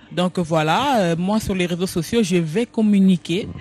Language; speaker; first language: French; non-native, local second language; Lingala